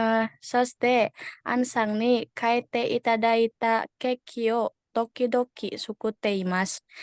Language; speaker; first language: Japanese; non-native, learner; Indonesian